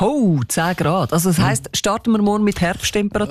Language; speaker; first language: German; native; German